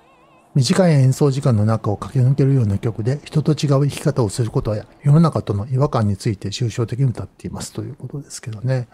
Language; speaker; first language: Japanese; native; Japanese